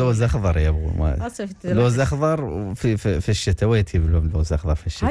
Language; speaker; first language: Arabic; native; Arabic